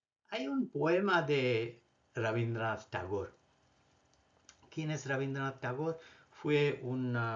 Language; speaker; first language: Spanish; non-native, fluent; Bangla